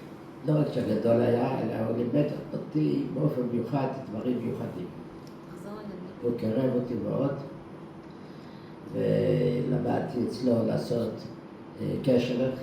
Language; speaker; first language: Hebrew; early bilingual, other home language; Dutch